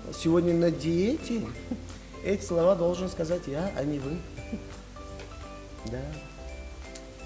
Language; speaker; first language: Russian; non-native, fluent; Tajik